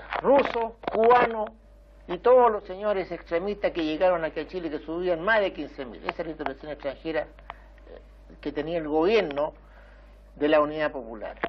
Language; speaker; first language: Spanish; native; Spanish